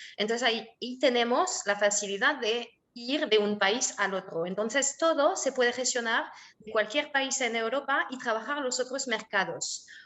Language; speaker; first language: Spanish; non-native, fluent; French